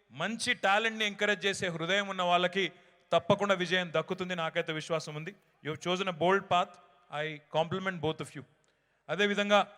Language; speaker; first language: Telugu; native; Telugu